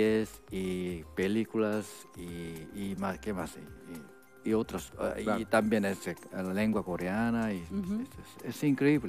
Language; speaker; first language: Spanish; non-native, fluent; Korean